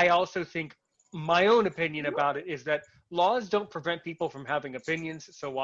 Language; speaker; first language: English; native; English